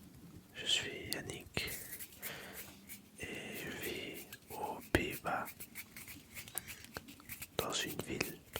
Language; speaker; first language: French; early bilingual, other home language; Dutch